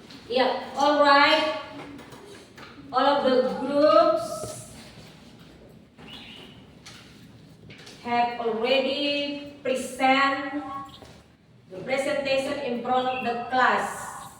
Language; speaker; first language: English; non-native, learner; Indonesian